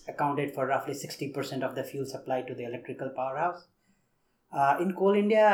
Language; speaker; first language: English; non-native, local second language; Nepali